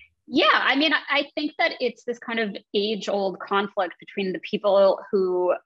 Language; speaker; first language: English; native; English